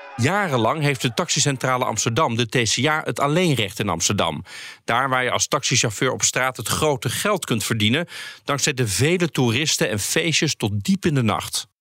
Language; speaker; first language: Dutch; native; Dutch